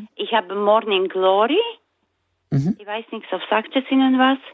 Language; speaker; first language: German; non-native, learner; Croatian